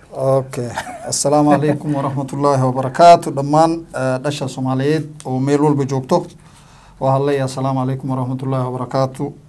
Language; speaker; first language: Somali; non-native, local second language; Oromo